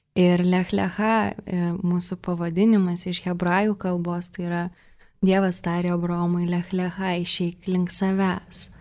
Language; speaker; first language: Lithuanian; early bilingual, heritage; Russian